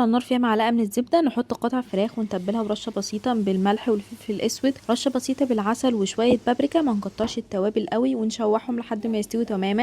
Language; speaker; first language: Arabic; native; Arabic